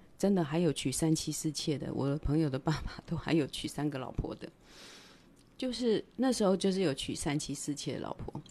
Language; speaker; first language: Chinese; non-native, local second language; Min Nan Chinese